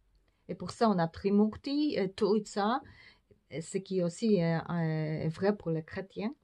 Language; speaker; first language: French; non-native, fluent; Polish